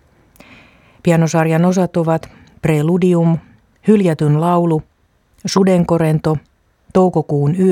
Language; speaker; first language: Finnish; native; Finnish